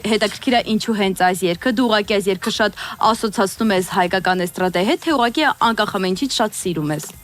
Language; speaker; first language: Armenian; native; Armenian